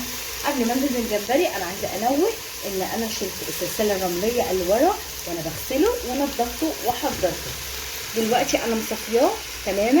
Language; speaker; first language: Arabic; native; Arabic